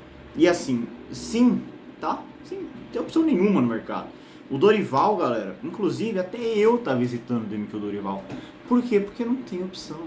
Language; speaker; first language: Portuguese; native; Portuguese